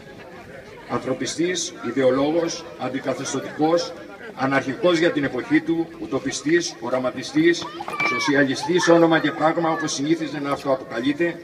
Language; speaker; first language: Greek; native; Greek